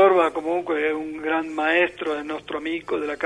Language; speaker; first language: Italian; non-native, learner; Spanish